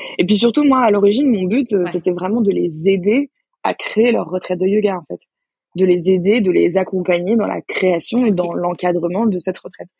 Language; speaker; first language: French; native; French